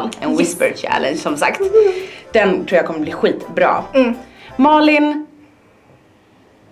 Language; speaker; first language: Swedish; native; Swedish